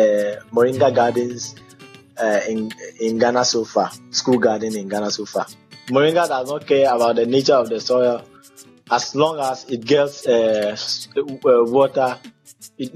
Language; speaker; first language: English; non-native, local second language; Ewe